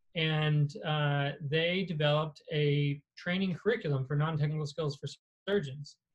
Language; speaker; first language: English; native; English